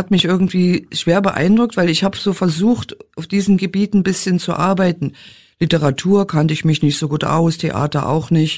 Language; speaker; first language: German; native; German